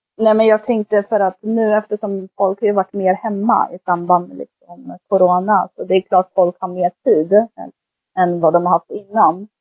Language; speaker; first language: Swedish; early bilingual, other home language; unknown